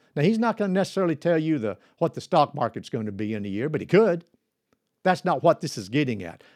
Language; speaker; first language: English; native; English